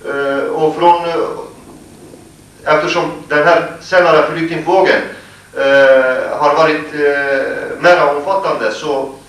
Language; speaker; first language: Swedish; non-native, fluent; Kurdish